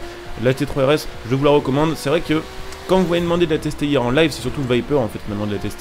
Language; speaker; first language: French; native; French